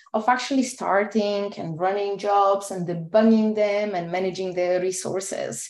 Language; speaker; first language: English; non-native, fluent; Bulgarian